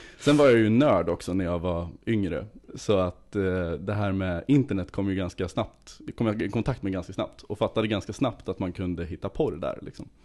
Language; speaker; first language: Swedish; native; Swedish